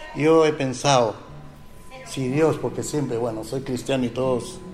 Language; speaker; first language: Spanish; native; Spanish